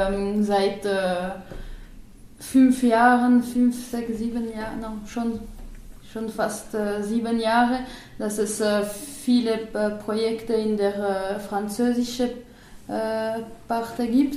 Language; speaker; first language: German; non-native, local second language; French